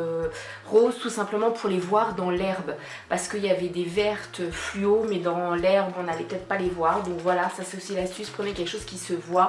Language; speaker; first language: French; native; French